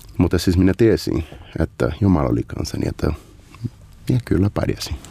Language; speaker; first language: Finnish; non-native, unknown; Portuguese